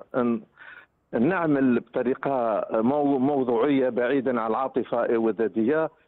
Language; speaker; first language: Arabic; native; Arabic